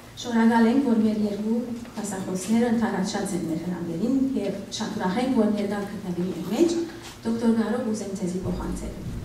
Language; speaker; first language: Armenian; early bilingual, heritage; Armenian